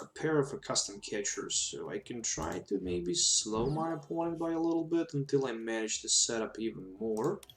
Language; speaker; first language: English; non-native, fluent; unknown